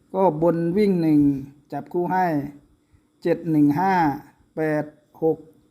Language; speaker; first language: Thai; native; Thai